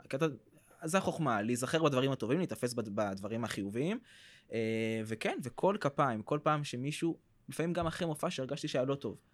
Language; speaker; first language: Hebrew; early bilingual, other home language; French